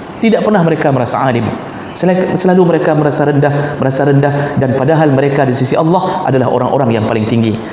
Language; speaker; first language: Malay; non-native, local second language; Achinese